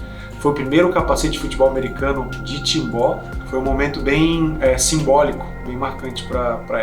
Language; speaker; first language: Portuguese; native; Portuguese